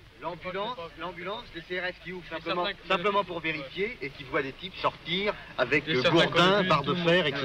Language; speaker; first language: French; native; French